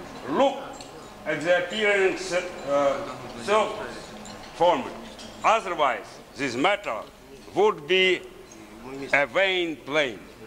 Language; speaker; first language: English; non-native, learner; Russian